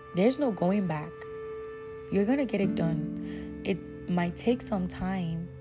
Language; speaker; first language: English; non-native, local second language; Yoruba